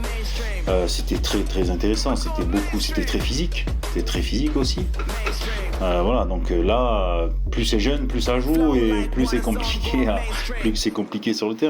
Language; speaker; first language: French; native; French